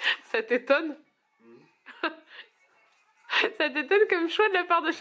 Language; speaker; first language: French; native; French